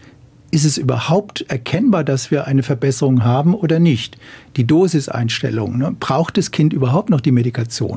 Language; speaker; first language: German; native; German